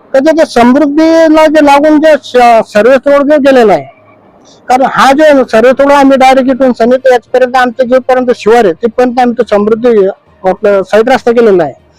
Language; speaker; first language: Marathi; native; Marathi